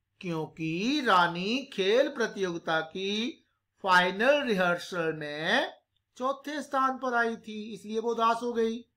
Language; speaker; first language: Hindi; non-native, local second language; Punjabi